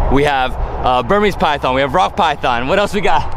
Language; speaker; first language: English; native; English